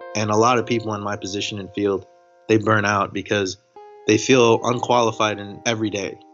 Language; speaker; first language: English; native; English